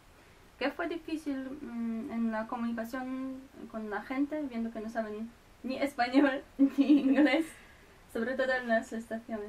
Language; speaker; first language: Spanish; non-native, fluent; Polish